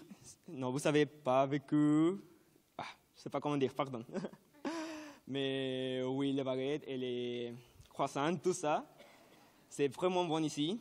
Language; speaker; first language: French; non-native, learner; Spanish